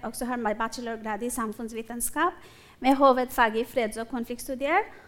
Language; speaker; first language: Norwegian; non-native, fluent; Bangla